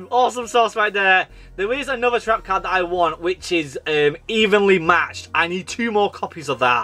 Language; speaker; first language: English; native; English